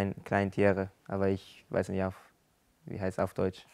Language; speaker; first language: German; non-native, learner; Japanese